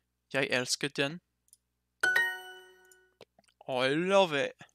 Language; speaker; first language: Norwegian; non-native, learner; English